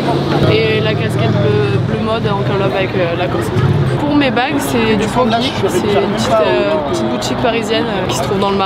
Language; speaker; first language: French; native; French